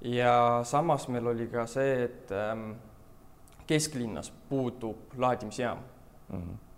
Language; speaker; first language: Estonian; non-native, local second language; Russian